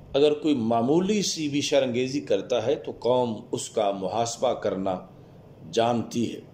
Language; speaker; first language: Urdu; non-native, local second language; Punjabi